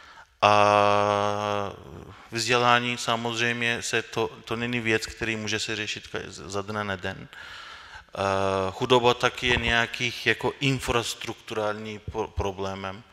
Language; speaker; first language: Czech; non-native, fluent; Turkish